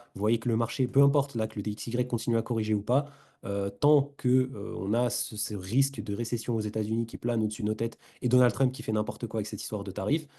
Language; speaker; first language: French; native; French